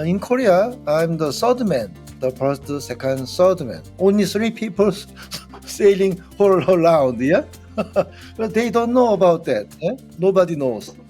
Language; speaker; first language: English; non-native, learner; Korean